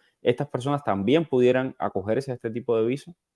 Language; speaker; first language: Spanish; native; Spanish